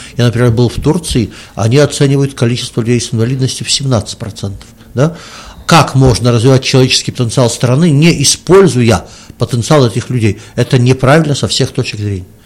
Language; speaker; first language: Russian; native; Russian